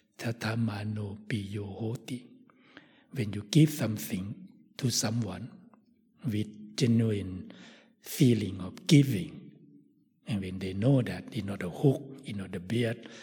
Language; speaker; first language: English; non-native, fluent; Thai